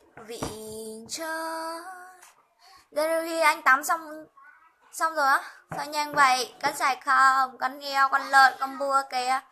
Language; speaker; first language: Vietnamese; non-native, local second language; Hmong